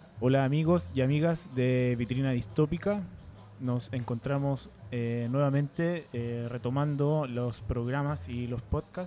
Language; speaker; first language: Spanish; native; Spanish